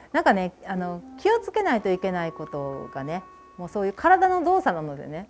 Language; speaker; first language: Japanese; native; Japanese